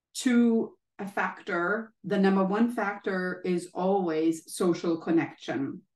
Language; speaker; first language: English; non-native, fluent; German